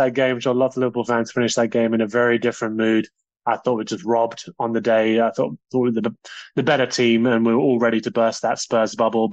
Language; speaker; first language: English; native; English